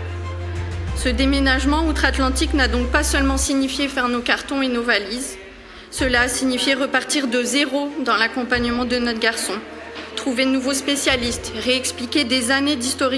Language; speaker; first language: French; native; French